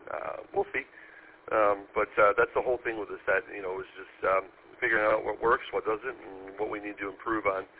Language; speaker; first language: English; native; English